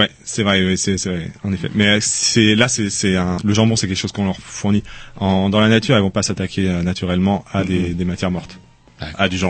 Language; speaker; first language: French; native; French